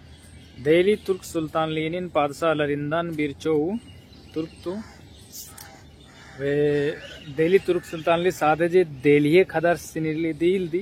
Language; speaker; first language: Turkish; non-native, fluent; Hindi